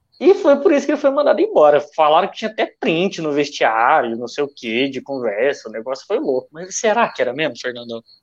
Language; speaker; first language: Portuguese; native; Portuguese